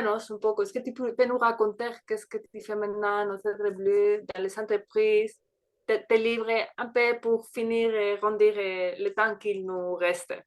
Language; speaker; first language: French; non-native, fluent; Spanish